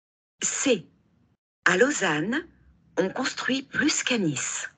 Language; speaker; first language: French; non-native, learner; Spanish